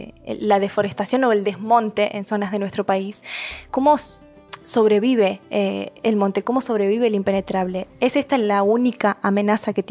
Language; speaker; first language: Spanish; native; Spanish